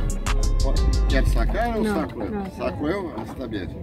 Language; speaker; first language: Spanish; non-native, learner; Portuguese